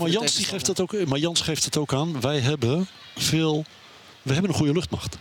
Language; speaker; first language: Dutch; native; Dutch